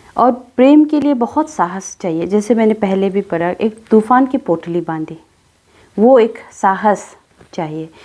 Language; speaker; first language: Hindi; non-native, local second language; Adi